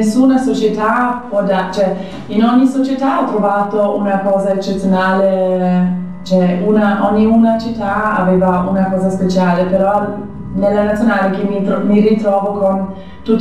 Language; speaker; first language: Italian; non-native, fluent; German